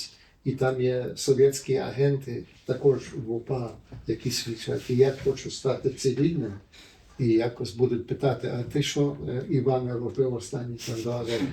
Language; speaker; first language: Ukrainian; early bilingual, heritage; Ukrainian